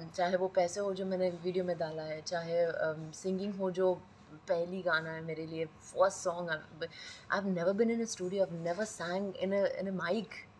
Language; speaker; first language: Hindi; non-native, fluent; Persian